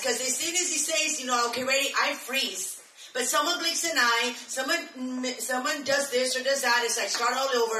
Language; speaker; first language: English; native; English